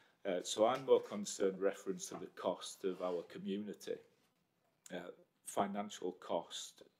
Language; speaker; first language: English; native; English